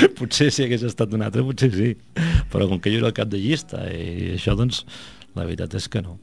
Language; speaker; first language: Catalan; non-native, local second language; Spanish